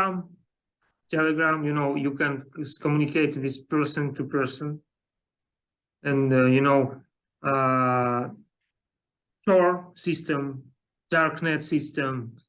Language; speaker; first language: English; non-native, learner; Russian